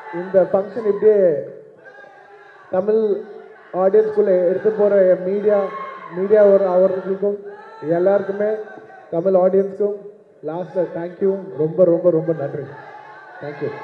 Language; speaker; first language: Tamil; non-native, local second language; Telugu